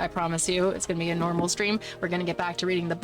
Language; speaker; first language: English; native; English